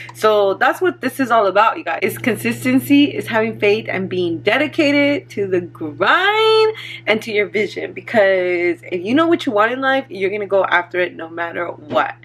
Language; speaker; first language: English; early bilingual, other home language; Spanish